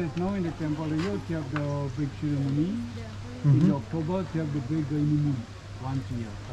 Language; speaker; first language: English; non-native, learner; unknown